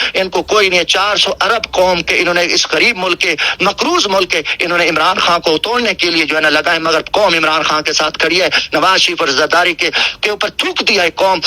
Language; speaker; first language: Urdu; non-native, local second language; Saraiki